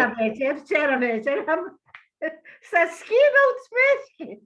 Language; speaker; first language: Macedonian; early bilingual, heritage; Greek